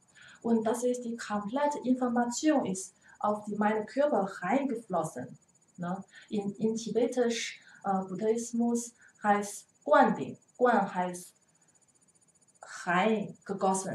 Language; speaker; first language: German; non-native, learner; Chinese